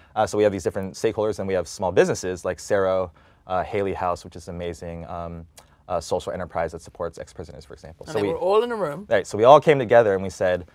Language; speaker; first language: English; native; English